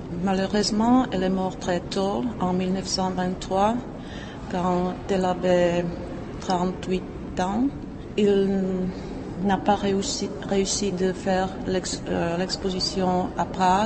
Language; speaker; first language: French; non-native, fluent; Czech